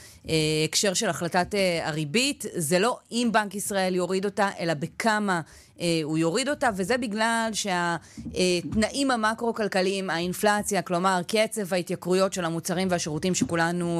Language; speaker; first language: Hebrew; native; Hebrew